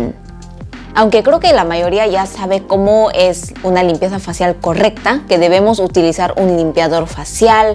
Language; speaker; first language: Spanish; non-native, fluent; Korean